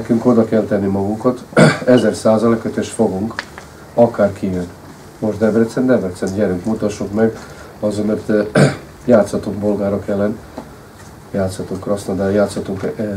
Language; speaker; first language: Hungarian; non-native, fluent; Serbian